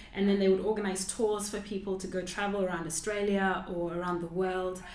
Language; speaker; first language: English; non-native, local second language; Shona